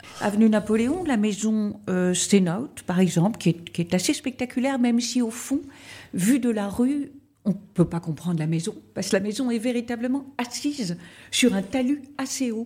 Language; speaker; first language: French; native; French